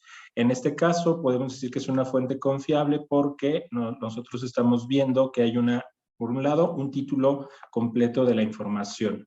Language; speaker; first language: Spanish; native; Spanish